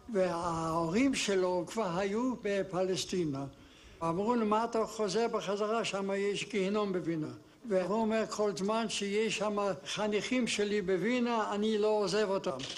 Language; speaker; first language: Hebrew; non-native, fluent; German